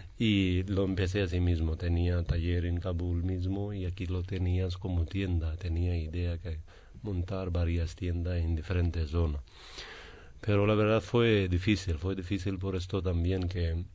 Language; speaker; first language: Spanish; non-native, learner; Pashto